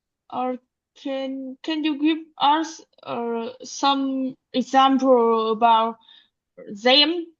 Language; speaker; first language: English; non-native, learner; Vietnamese